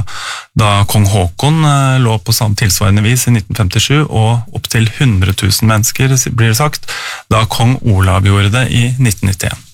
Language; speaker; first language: Norwegian; native; Norwegian